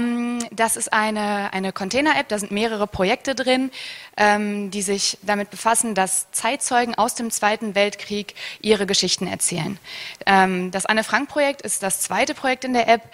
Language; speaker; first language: German; native; German